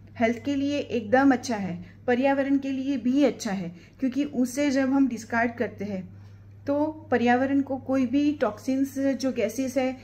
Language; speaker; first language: Hindi; non-native, local second language; Gujarati